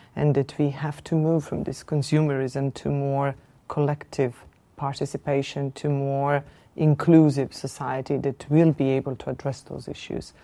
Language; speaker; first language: English; non-native, fluent; Slovenian